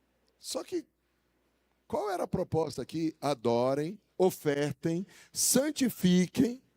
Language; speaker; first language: Portuguese; native; Portuguese